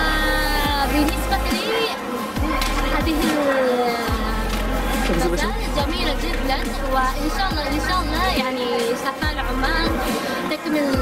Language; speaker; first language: Arabic; non-native, learner; Japanese